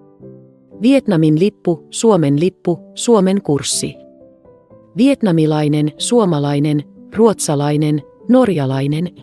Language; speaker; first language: Finnish; non-native, fluent; Vietnamese